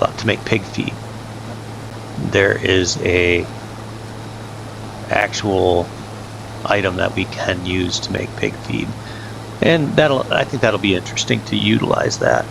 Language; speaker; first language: English; native; English